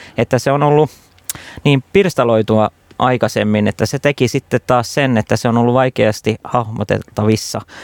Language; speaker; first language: Finnish; non-native, local second language; Swedish